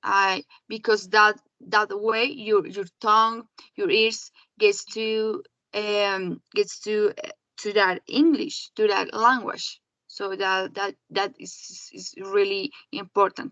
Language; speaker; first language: English; non-native, learner; Spanish